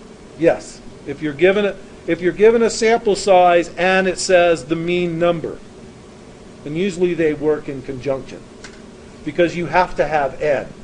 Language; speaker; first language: English; native; English